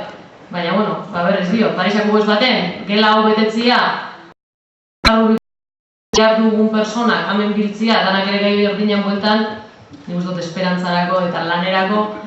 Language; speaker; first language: Basque; native; Basque